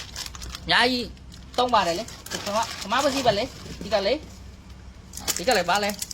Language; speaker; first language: Burmese; non-native, learner; Khmer